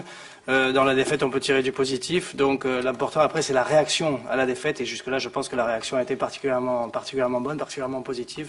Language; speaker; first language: French; native; French